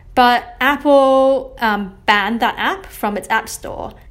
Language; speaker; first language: English; non-native, local second language; Cantonese